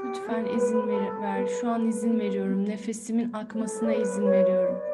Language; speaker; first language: Turkish; native; Turkish